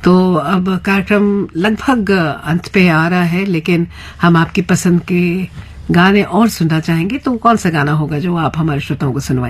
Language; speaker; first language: Hindi; native; Hindi